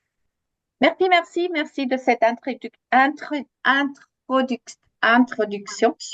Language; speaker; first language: French; non-native, fluent; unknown